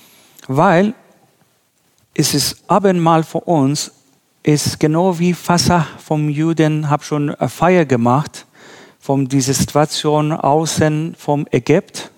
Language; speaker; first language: German; non-native, learner; Persian